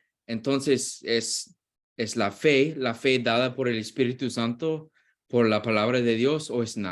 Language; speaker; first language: Spanish; non-native, fluent; English